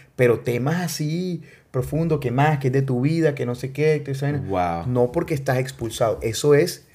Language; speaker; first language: Spanish; native; Spanish